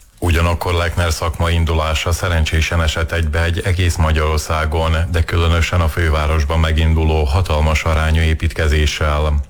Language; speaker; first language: Hungarian; native; Hungarian